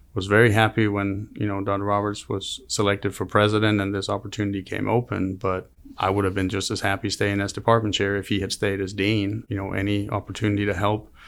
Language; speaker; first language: English; non-native, fluent; Danish